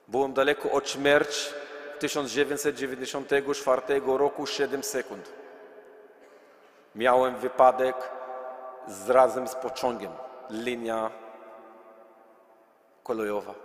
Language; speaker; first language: Polish; non-native, learner; Arabic